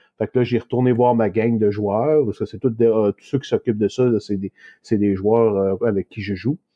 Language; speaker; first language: French; native; French